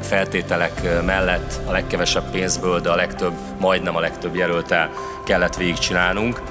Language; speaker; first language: Hungarian; native; Hungarian